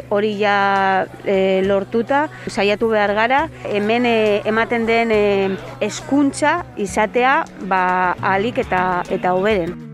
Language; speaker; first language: Basque; non-native, local second language; Spanish